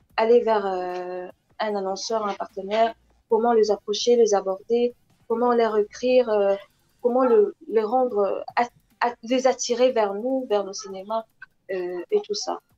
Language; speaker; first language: French; non-native, local second language; Lingala